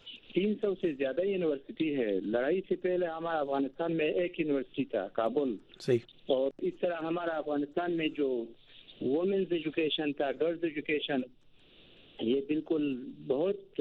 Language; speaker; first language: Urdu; non-native, fluent; Pashto